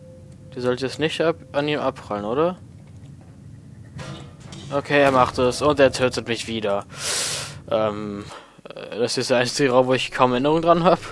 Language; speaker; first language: German; native; German